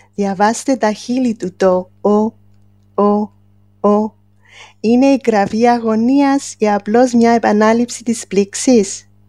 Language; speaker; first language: Greek; non-native, local second language; Armenian